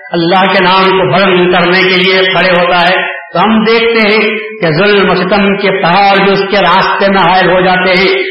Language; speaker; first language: Urdu; native; Urdu